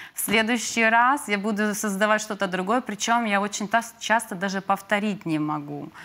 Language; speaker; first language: Russian; native; Russian